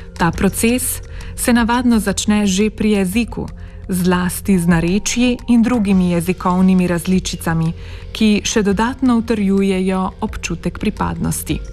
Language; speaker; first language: Slovenian; native; Slovenian